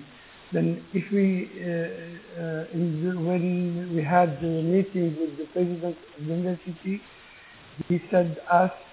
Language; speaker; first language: English; non-native, learner; Arabic